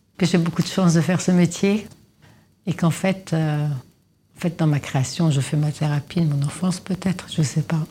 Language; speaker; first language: French; native; French